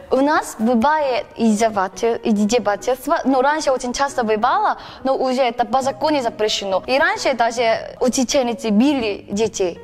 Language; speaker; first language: Russian; non-native, learner; Korean